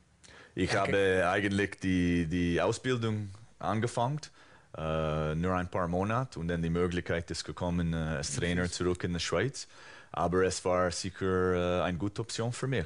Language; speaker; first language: German; non-native, fluent; English